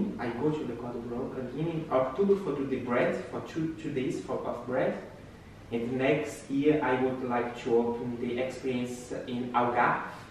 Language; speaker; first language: English; non-native, learner; Portuguese